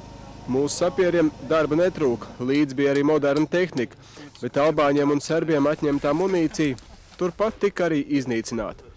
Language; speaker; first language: Latvian; native; Latvian